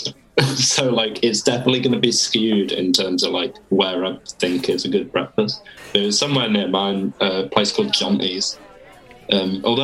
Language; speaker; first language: English; native; English